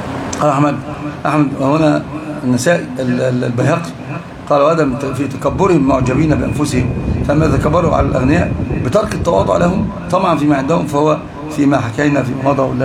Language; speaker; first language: Arabic; native; Arabic